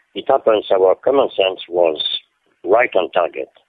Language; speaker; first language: English; non-native, fluent; French